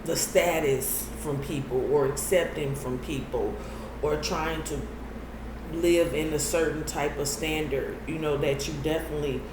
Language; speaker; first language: English; native; English